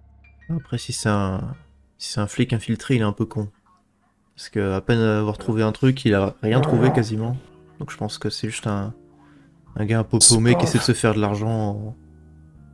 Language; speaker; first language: French; native; French